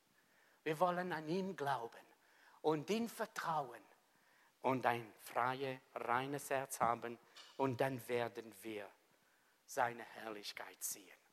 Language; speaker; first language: German; non-native, fluent; Italian